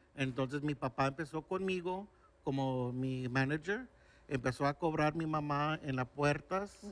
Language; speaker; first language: Spanish; early bilingual, heritage; Spanish